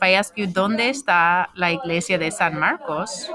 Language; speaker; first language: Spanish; non-native, fluent; English